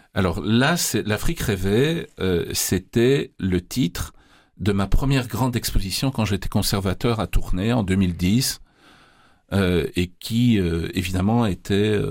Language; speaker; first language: French; native; French